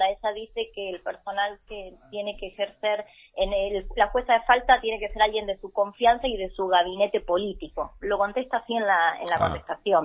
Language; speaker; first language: Spanish; native; Spanish